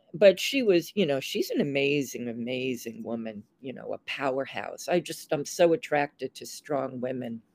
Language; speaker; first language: English; native; English